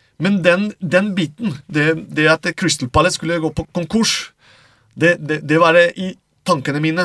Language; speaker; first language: Norwegian; non-native, fluent; Spanish